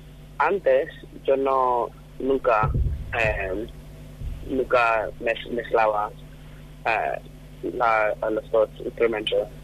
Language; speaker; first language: Spanish; non-native, fluent; English